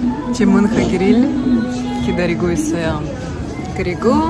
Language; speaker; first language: Korean; non-native, learner; Russian